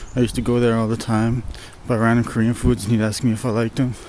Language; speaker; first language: English; native; English